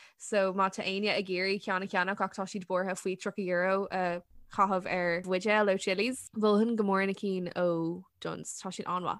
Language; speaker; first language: Irish; non-native, local second language; English